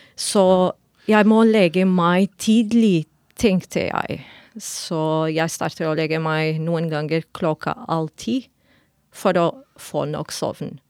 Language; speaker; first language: Norwegian; non-native, fluent; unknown